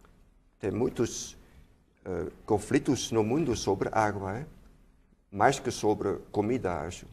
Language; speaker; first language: Portuguese; non-native, fluent; Dutch